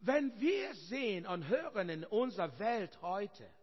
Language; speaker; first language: German; non-native, learner; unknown